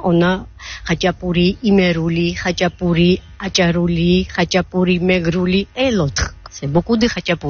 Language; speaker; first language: French; non-native, learner; Georgian